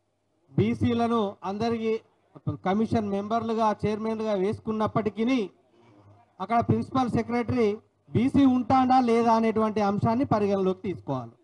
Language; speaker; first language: Telugu; native; Telugu